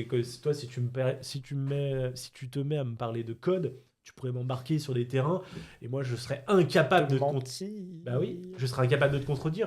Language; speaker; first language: French; native; French